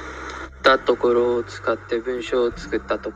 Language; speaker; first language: Japanese; non-native, learner; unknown